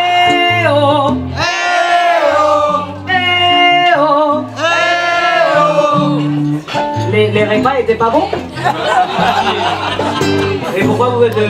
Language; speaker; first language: French; non-native, fluent; Spanish